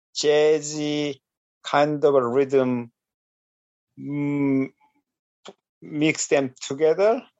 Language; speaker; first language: English; non-native, fluent; Korean